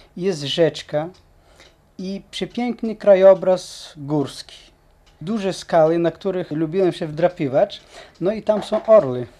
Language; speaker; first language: Polish; non-native, fluent; Bulgarian